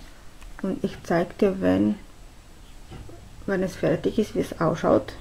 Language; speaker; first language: German; non-native, fluent; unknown